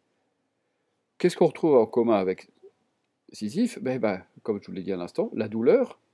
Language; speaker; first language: French; native; French